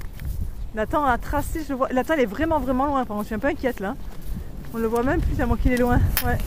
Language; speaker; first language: French; native; French